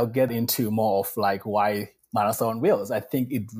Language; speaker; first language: English; non-native, local second language; Shona